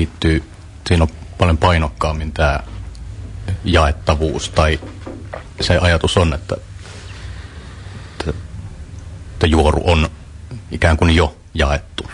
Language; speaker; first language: Finnish; native; Finnish